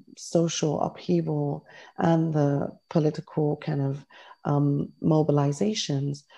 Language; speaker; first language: English; native; English